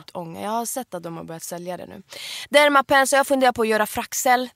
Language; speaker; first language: Swedish; early bilingual, other home language; Persian